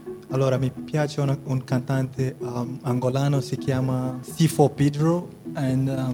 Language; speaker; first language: Italian; non-native, fluent; Portuguese